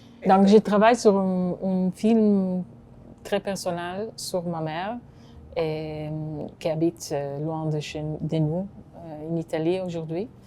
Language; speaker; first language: French; non-native, fluent; Hebrew